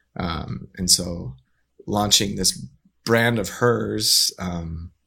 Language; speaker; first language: English; native; English